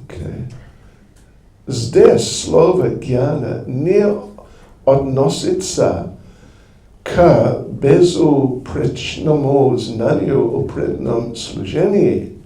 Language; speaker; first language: Russian; non-native, learner; English